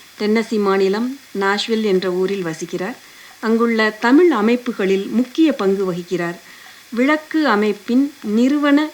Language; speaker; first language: Tamil; non-native, local second language; Telugu